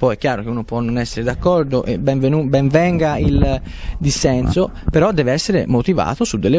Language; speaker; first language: Italian; native; Italian